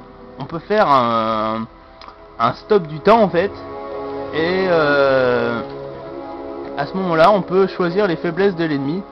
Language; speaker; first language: French; native; French